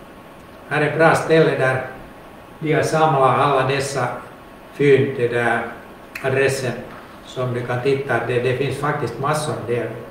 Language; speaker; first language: Swedish; non-native, local second language; Finnish